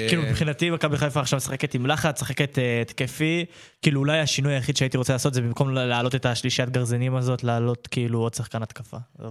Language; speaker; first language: Hebrew; native; Hebrew